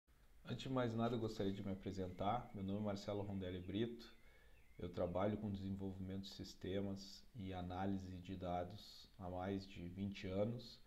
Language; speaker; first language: Portuguese; native; Portuguese